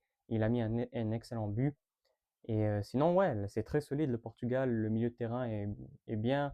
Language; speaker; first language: French; native; French